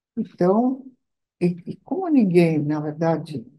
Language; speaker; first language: Portuguese; non-native, fluent; Italian